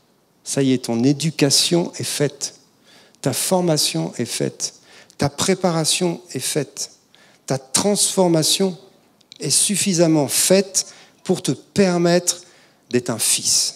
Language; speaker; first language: French; native; French